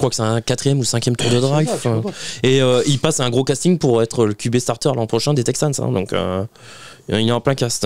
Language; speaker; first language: French; native; French